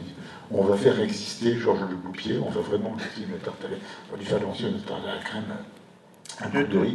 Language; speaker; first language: French; native; French